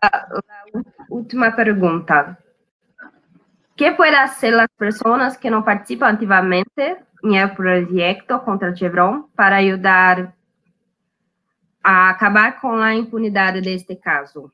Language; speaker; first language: Spanish; non-native, learner; Portuguese